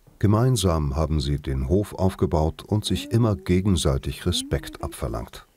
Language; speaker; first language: German; native; German